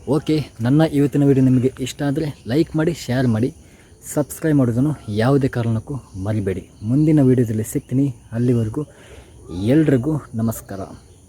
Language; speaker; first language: Kannada; non-native, local second language; Tulu